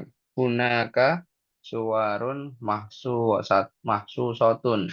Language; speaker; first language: Arabic; non-native, learner; Indonesian